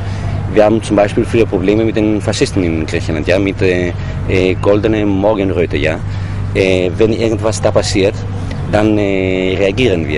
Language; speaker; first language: German; non-native, fluent; Greek